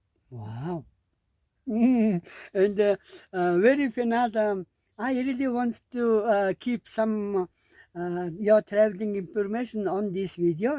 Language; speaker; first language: English; non-native, learner; Mongolian